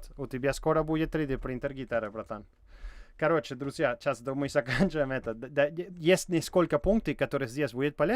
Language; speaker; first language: Russian; non-native, learner; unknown